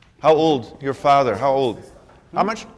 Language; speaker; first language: English; native; English